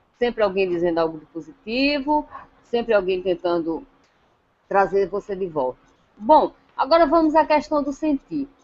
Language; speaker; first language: Portuguese; native; Portuguese